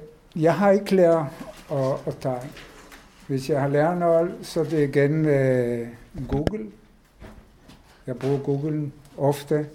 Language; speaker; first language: Danish; non-native, fluent; Hebrew